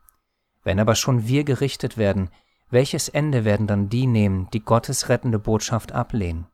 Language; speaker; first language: German; native; German